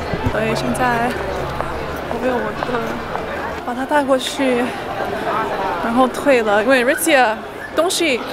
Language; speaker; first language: Chinese; early bilingual, heritage; Chinese